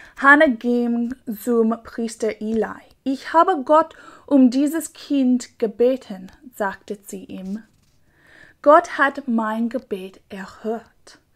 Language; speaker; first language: German; non-native, learner; English